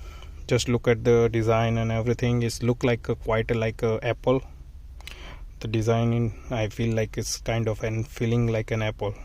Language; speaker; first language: English; non-native, fluent; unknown